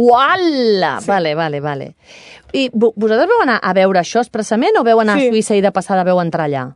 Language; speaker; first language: Catalan; native; Catalan